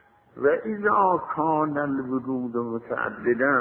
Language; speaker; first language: Arabic; non-native, fluent; Azerbaijani